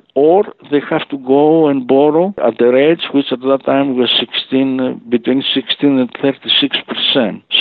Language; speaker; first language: English; non-native, fluent; Greek